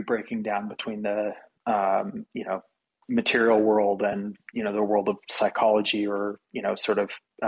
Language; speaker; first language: English; native; English